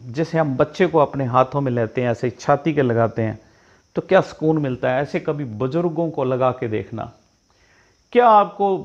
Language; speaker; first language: Hindi; non-native, local second language; Punjabi